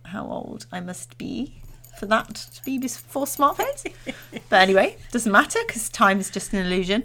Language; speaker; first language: English; native; English